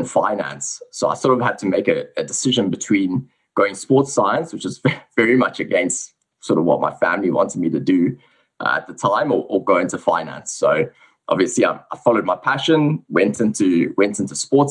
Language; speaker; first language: English; native; English